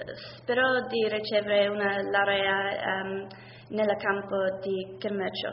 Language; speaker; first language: Italian; non-native, learner; English